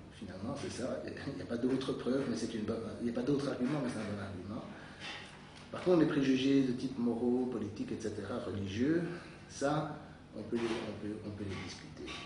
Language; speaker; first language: French; native; French